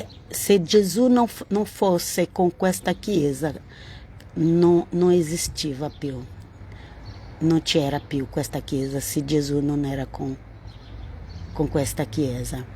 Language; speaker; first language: Italian; non-native, learner; Portuguese